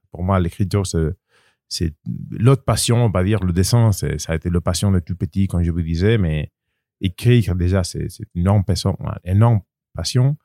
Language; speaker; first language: French; non-native, learner; Spanish